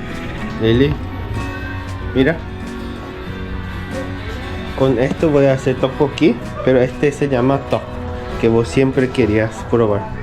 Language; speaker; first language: Spanish; non-native, fluent; Korean